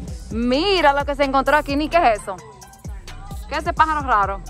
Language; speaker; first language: Spanish; early bilingual, heritage; Spanish